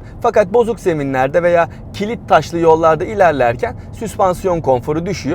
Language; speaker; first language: Turkish; native; Turkish